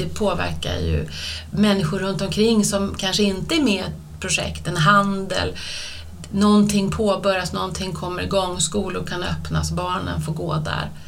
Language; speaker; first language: Swedish; native; Swedish